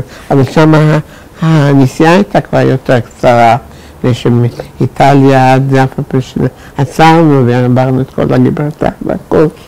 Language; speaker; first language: Hebrew; non-native, fluent; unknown